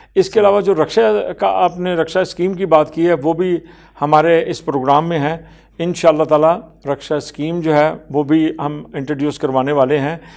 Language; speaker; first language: Urdu; non-native, local second language; Punjabi